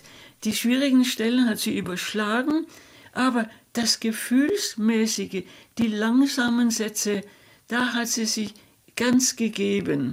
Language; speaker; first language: German; non-native, fluent; Danish